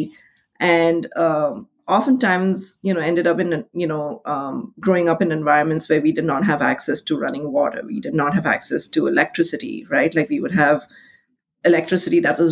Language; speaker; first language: English; non-native, local second language; Hindi